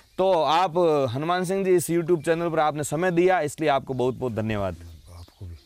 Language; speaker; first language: Hindi; native; Hindi